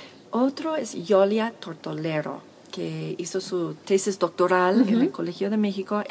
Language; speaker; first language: Spanish; non-native, fluent; English